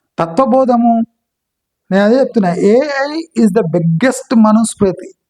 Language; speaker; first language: Telugu; non-native, local second language; Kannada